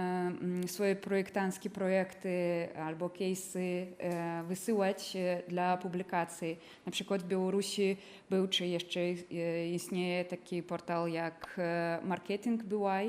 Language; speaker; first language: Polish; non-native, fluent; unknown